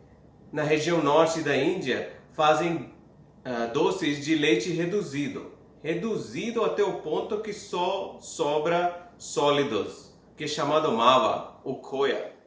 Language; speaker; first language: Portuguese; non-native, fluent; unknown